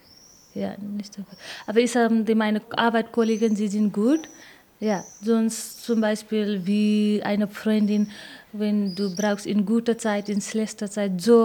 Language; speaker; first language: German; non-native, learner; Nepali